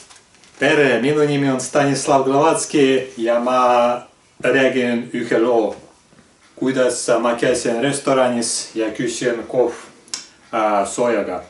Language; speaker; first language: Estonian; non-native, local second language; Russian